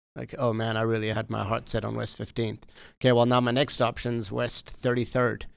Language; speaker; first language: English; native; English